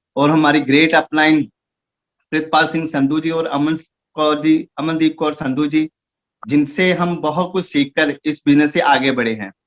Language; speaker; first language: Hindi; non-native, local second language; Punjabi